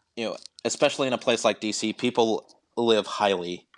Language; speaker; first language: English; native; English